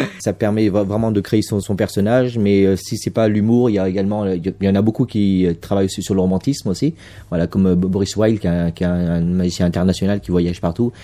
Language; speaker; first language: French; native; French